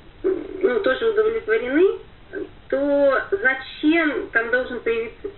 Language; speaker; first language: Russian; native; Russian